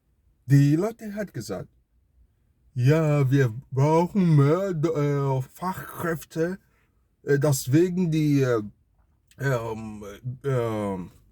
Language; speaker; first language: German; non-native, learner; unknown